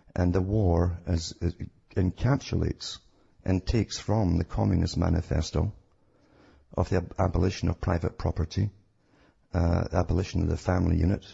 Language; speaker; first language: English; native; English